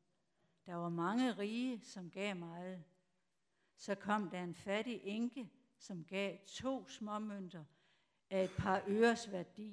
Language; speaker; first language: Danish; native; Danish